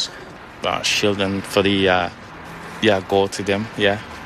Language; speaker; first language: Danish; non-native, fluent; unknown